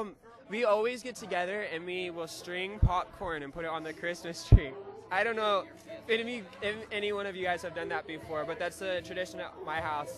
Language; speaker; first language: English; native; English